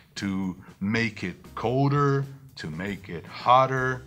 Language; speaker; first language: English; non-native, fluent; Portuguese